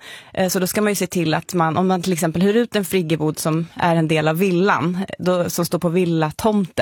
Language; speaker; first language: Swedish; native; Swedish